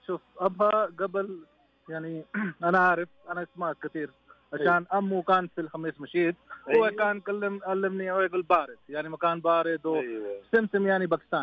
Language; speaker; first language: Arabic; non-native, learner; Urdu